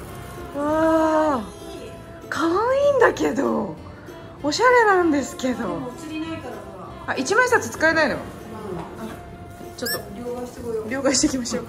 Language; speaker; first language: Japanese; native; Japanese